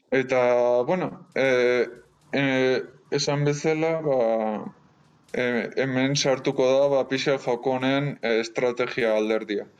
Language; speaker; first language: Basque; non-native, local second language; Spanish